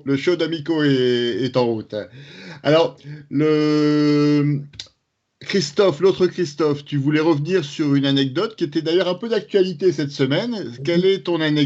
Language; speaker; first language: French; native; French